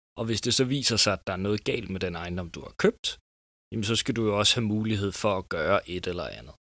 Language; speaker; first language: Danish; native; Danish